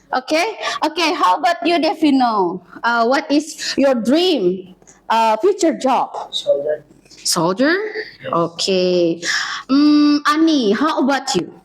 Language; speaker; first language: English; non-native, learner; Indonesian